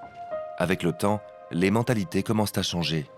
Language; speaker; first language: French; native; French